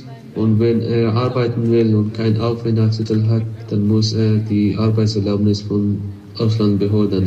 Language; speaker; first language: German; non-native, fluent; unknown